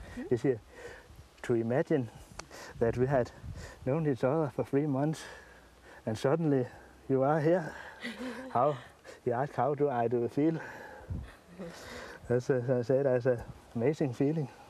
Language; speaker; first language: English; non-native, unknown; Danish